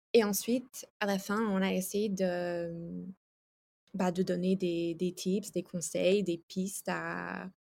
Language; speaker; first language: French; non-native, fluent; English